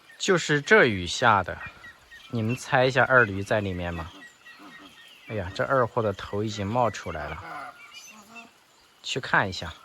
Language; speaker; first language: Chinese; native; Chinese